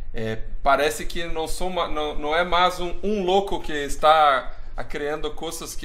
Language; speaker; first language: Spanish; non-native, fluent; Portuguese